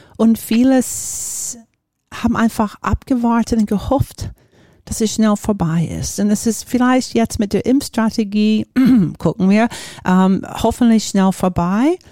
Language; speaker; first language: German; non-native, fluent; English